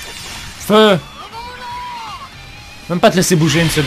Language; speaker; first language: French; native; French